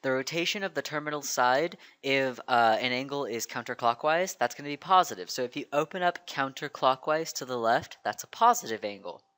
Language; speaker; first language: English; native; English